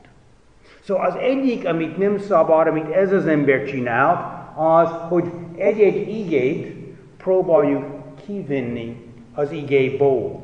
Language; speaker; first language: Hungarian; non-native, fluent; English